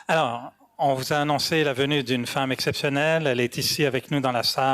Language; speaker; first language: French; native; French